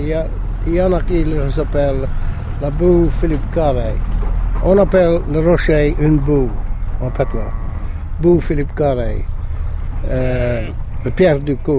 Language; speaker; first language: French; non-native, local second language; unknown